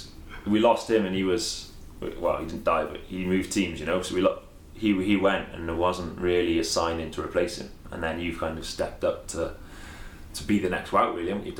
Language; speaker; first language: English; native; English